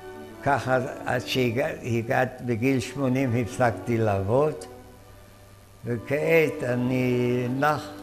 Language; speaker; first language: Hebrew; non-native, fluent; German